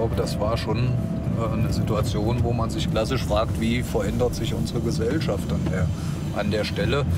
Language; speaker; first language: German; native; German